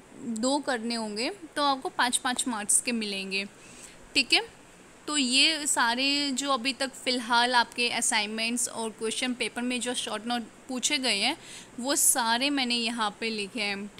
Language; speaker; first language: Hindi; native; Hindi